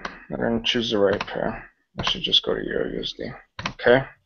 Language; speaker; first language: English; early bilingual, other home language; Spanish